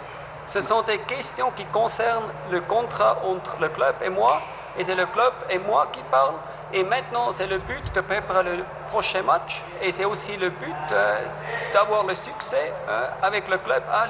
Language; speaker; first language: French; non-native, fluent; German